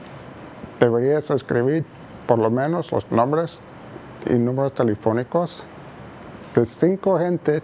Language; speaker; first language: Spanish; non-native, fluent; English